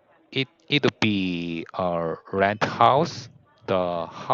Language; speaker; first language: English; non-native, learner; Korean